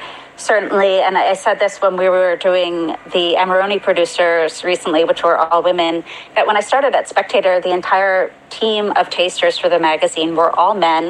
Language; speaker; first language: English; native; English